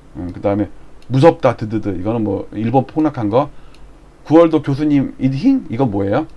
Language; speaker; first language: Korean; native; Korean